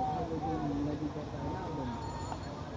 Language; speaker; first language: Hindi; non-native, local second language; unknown